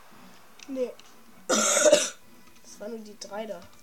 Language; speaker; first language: German; native; German